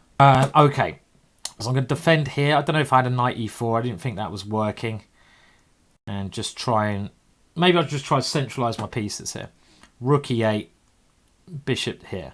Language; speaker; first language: English; native; English